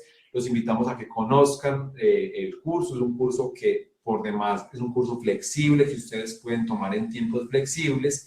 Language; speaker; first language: Spanish; native; Spanish